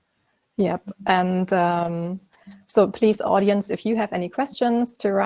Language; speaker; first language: English; non-native, fluent; German